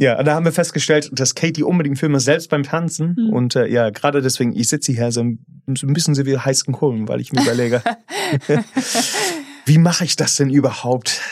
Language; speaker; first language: German; non-native, fluent; English